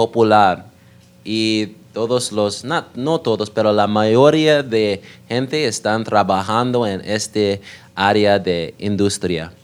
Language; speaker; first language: Spanish; non-native, learner; English